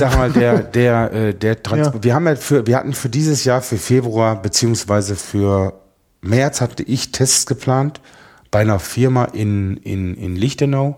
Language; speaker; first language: German; native; German